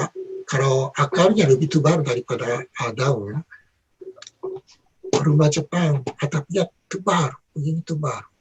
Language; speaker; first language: Indonesian; non-native, learner; Japanese